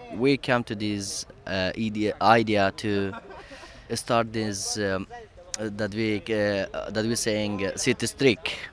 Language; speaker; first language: English; non-native, learner; Persian